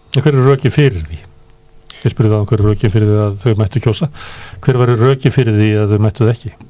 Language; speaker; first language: Icelandic; native; Icelandic